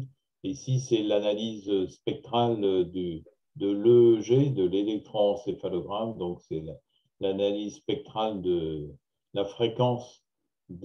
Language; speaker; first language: French; native; French